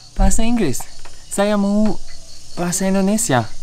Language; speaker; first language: Indonesian; non-native, learner; German